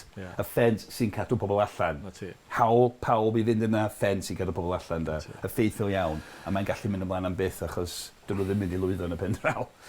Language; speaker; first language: Welsh; non-native, fluent; English